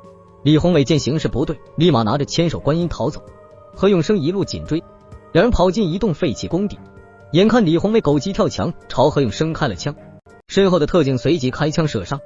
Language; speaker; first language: Chinese; native; Chinese